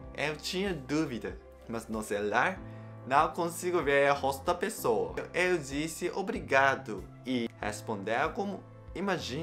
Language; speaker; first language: Portuguese; non-native, learner; Japanese